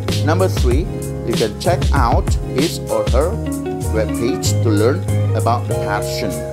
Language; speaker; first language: English; non-native, fluent; Indonesian